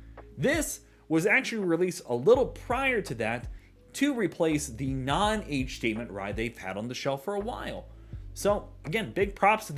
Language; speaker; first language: English; native; English